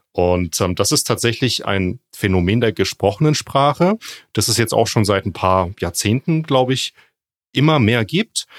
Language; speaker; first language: German; native; German